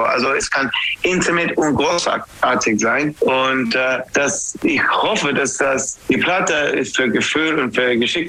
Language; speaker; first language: German; non-native, fluent; English